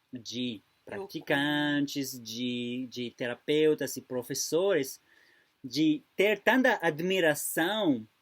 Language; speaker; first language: Portuguese; non-native, fluent; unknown